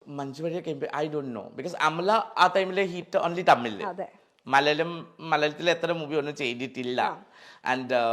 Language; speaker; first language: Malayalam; non-native, learner; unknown